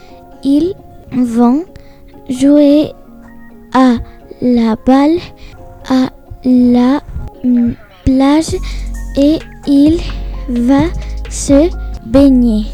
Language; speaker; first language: French; non-native, learner; Spanish